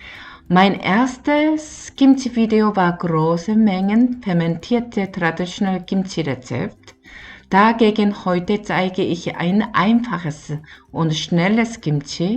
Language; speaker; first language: German; non-native, learner; Korean